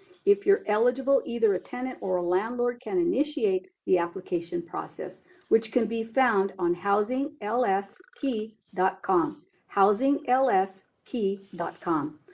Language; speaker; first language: English; early bilingual, other home language; Spanish